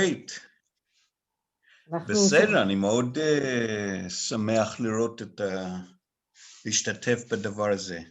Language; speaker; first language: Hebrew; non-native, fluent; English